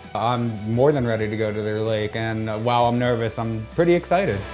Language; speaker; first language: English; native; English